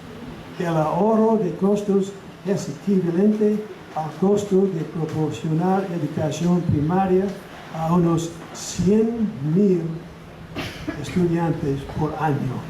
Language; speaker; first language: Spanish; non-native, fluent; English